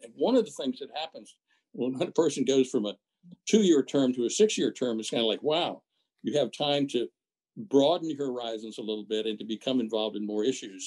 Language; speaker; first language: English; native; English